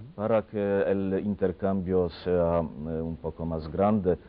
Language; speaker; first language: Spanish; non-native, fluent; Polish